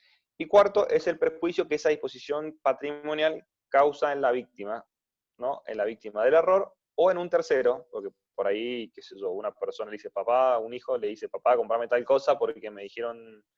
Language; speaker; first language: Spanish; native; Spanish